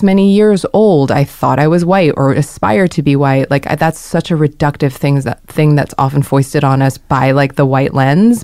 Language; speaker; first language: English; non-native, local second language; Korean